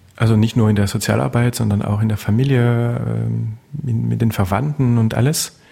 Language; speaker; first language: German; non-native, fluent; French